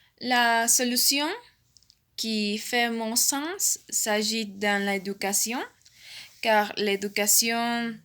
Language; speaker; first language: French; non-native, learner; Spanish